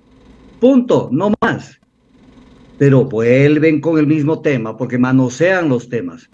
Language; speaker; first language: Spanish; native; Spanish